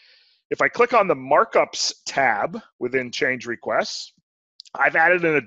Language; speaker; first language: English; native; English